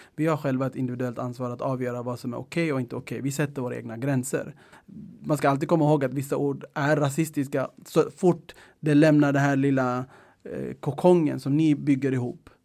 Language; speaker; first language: Swedish; early bilingual, other home language; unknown